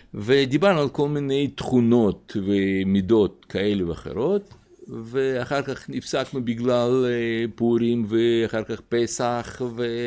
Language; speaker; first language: Hebrew; non-native, fluent; Russian